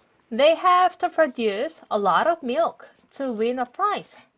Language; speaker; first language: English; non-native, fluent; Korean